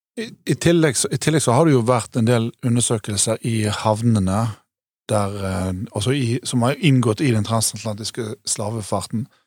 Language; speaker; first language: Norwegian; native; Norwegian